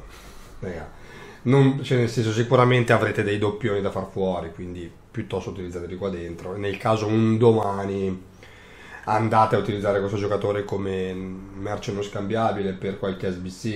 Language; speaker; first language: Italian; native; Italian